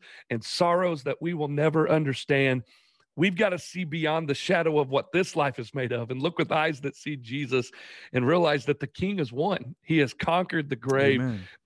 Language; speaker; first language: English; native; English